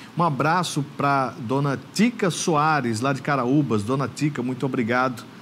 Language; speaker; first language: Portuguese; native; Portuguese